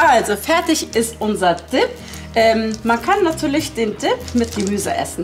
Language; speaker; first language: German; early bilingual, other home language; Turkish